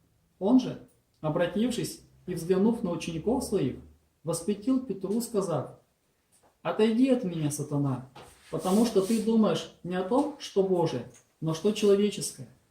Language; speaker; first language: Russian; native; Russian